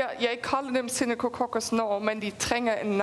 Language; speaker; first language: Norwegian; non-native, fluent; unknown